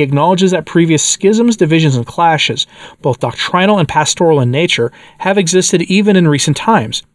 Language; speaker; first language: English; native; English